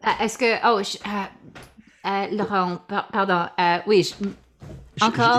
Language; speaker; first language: French; non-native, learner; English